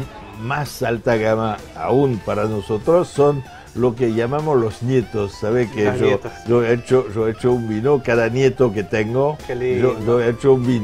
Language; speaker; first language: Spanish; non-native, fluent; French